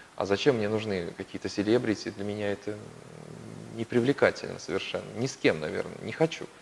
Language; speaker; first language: Russian; native; Russian